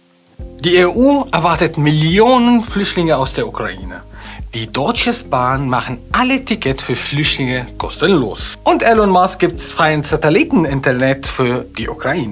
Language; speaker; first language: German; non-native, fluent; Arabic